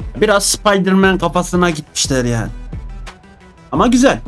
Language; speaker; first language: Turkish; native; Turkish